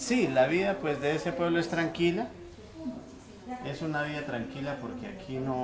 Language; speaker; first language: Spanish; native; Spanish